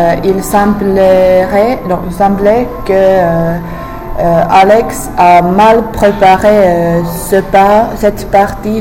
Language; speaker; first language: French; non-native, learner; English